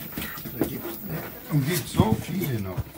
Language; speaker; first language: German; non-native, learner; Italian